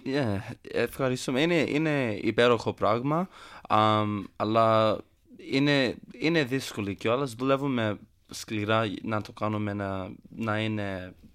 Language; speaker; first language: Greek; early bilingual, heritage; Greek